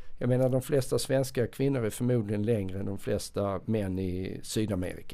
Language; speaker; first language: Swedish; native; Swedish